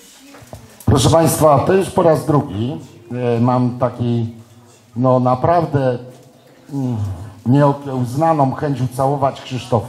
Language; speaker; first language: Polish; native; Polish